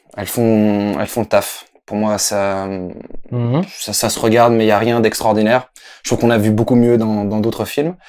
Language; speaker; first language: French; native; French